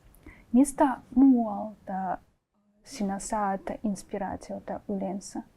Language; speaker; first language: Finnish; non-native, fluent; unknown